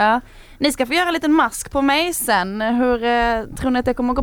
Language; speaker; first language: Swedish; native; Swedish